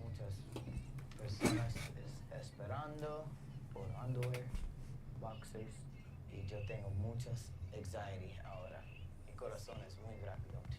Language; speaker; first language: Spanish; non-native, learner; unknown